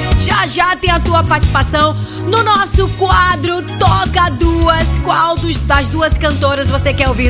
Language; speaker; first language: Portuguese; native; Portuguese